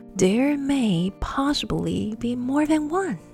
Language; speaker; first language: English; non-native, fluent; Chinese